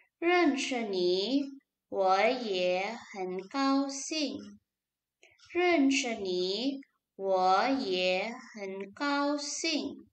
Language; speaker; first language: Chinese; non-native, fluent; Indonesian